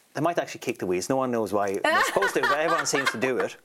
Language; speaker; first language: English; non-native, fluent; Swedish